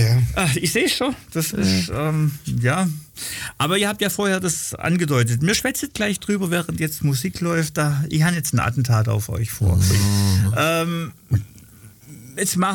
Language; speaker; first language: German; native; German